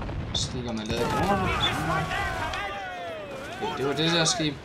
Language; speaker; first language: Danish; native; Danish